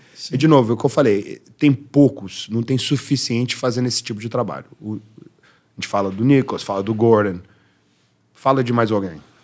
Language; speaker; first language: Portuguese; early bilingual, heritage; Portuguese